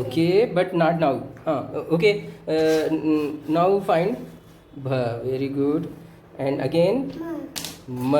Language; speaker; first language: English; non-native, local second language; Hindi